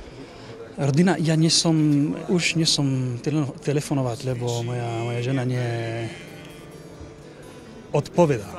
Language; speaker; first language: Slovak; non-native, learner; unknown